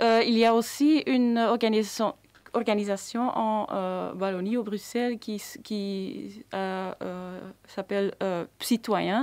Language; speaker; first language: French; non-native, local second language; Dutch